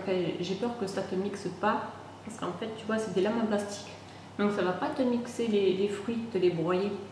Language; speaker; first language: French; native; French